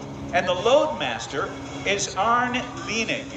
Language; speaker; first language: English; native; English